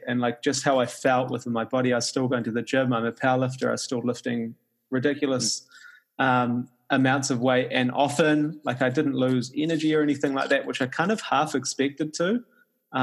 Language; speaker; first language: English; native; English